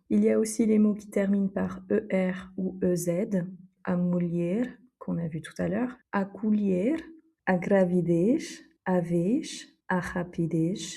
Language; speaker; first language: French; native; French